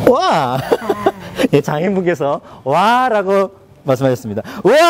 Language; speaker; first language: Korean; native; Korean